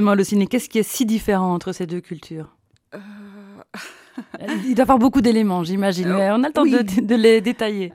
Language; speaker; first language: French; native; French